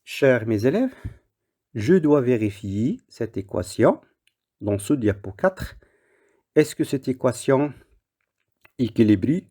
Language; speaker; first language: French; non-native, local second language; Arabic